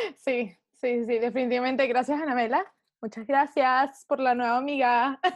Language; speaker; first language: Spanish; early bilingual, heritage; Spanish